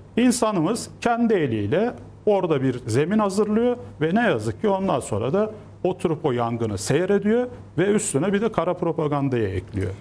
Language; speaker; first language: Turkish; native; Turkish